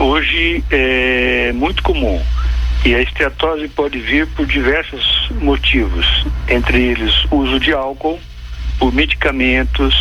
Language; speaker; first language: Portuguese; native; Portuguese